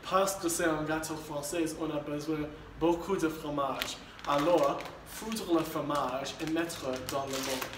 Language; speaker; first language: French; non-native, learner; English